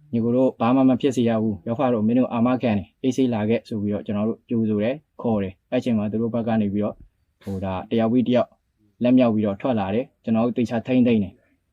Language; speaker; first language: Burmese; native; Burmese